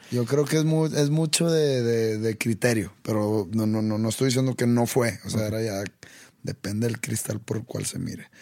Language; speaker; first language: Spanish; native; Spanish